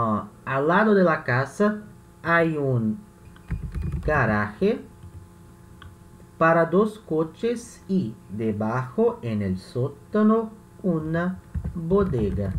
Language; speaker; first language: Spanish; non-native, fluent; Portuguese